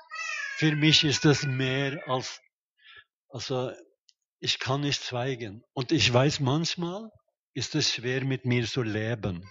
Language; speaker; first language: German; non-native, fluent; Norwegian